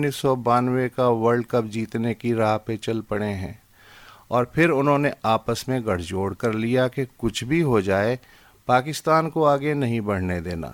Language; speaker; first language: Urdu; native; Urdu